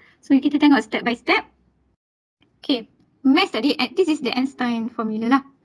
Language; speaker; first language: English; non-native, local second language; Malay